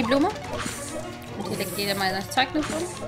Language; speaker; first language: German; native; German